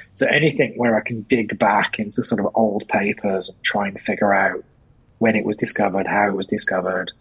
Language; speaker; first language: English; native; English